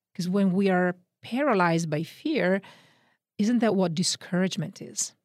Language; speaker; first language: English; non-native, fluent; Italian